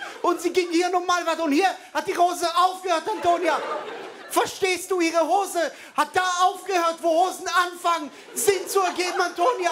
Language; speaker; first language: German; non-native, fluent; Hebrew